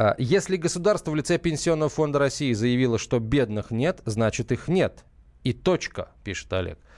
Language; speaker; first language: Russian; native; Russian